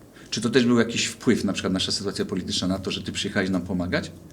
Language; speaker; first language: Polish; native; Polish